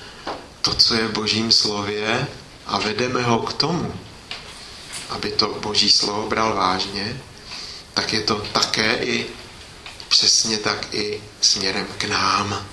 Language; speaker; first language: Czech; native; Czech